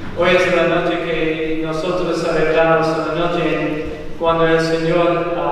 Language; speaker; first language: Spanish; non-native, learner; English